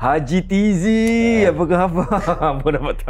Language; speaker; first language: Malay; native; Malay